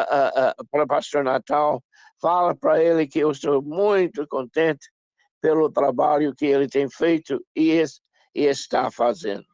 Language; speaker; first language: Portuguese; non-native, fluent; English